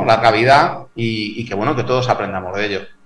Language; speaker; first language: Spanish; native; Spanish